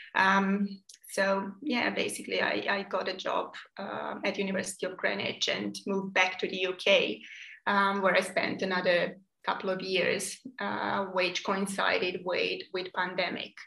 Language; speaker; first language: English; non-native, fluent; Serbian